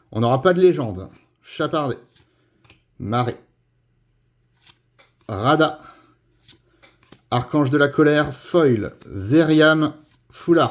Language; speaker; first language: French; native; French